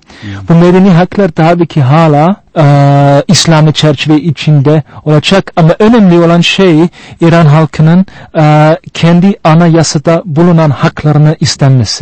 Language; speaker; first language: Turkish; non-native, fluent; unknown